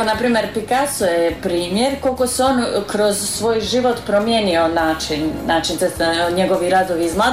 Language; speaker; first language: Croatian; native; Croatian